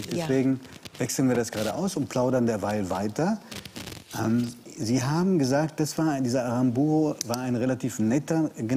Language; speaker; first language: German; native; German